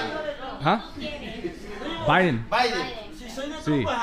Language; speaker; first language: Spanish; non-native, learner; English